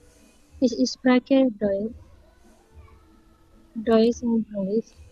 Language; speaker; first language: German; non-native, learner; Bangla